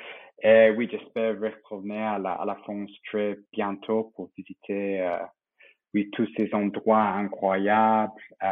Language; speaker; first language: French; non-native, fluent; English